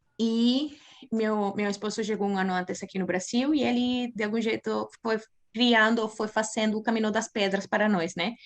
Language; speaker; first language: Portuguese; non-native, fluent; Spanish